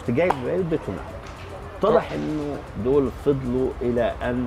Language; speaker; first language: Arabic; native; Arabic